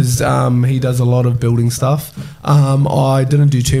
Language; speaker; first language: English; native; English